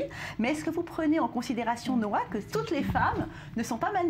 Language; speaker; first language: French; native; French